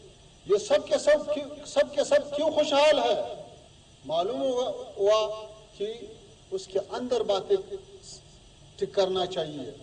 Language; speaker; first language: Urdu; non-native, fluent; Pashto